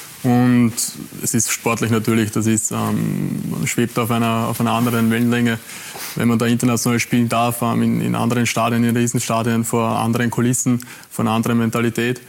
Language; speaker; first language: German; native; German